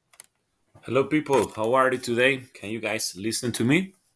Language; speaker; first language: English; non-native, fluent; Spanish